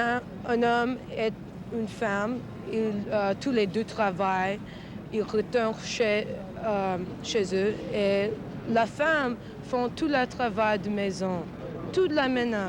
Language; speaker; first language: French; non-native, learner; English